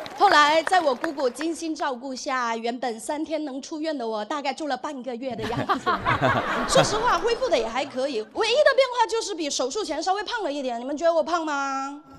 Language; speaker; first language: Chinese; non-native, local second language; Hakka Chinese